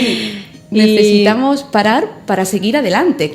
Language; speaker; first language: Spanish; native; Spanish